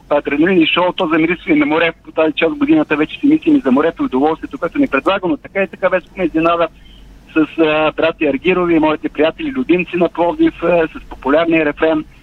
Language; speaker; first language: Bulgarian; native; Bulgarian